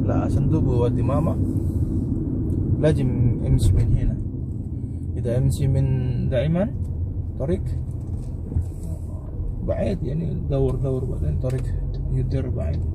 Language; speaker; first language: Arabic; non-native, learner; Indonesian